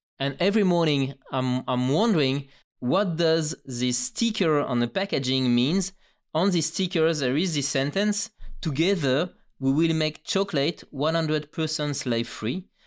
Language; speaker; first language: English; non-native, fluent; French